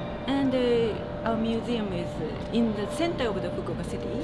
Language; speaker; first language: English; non-native, learner; Japanese